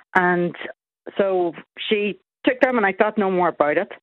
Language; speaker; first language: English; native; English